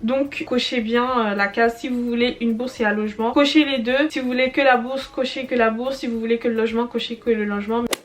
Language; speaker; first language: French; early bilingual, other home language; Portuguese